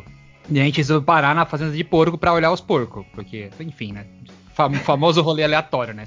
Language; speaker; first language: Portuguese; native; Portuguese